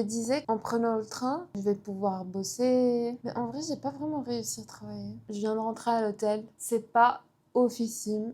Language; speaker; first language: French; non-native, fluent; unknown